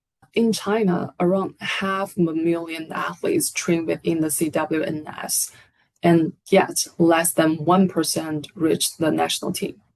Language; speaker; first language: English; non-native, fluent; Chinese